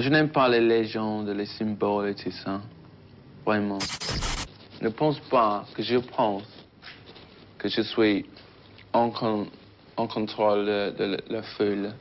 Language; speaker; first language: French; non-native, learner; English